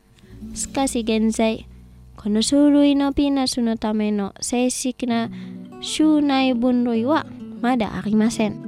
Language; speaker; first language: Japanese; non-native, fluent; Indonesian